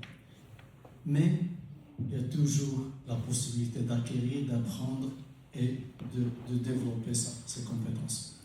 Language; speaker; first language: French; non-native, local second language; Arabic